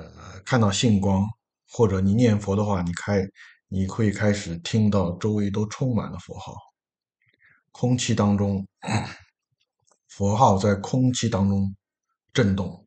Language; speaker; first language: Chinese; native; Chinese